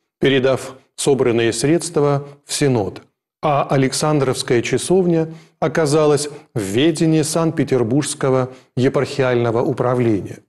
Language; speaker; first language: Russian; native; Russian